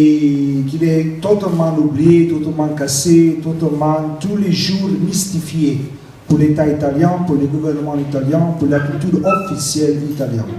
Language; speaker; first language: French; non-native, learner; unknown